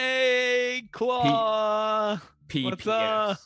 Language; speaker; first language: English; native; English